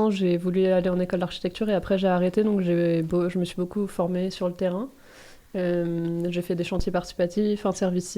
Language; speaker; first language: French; native; French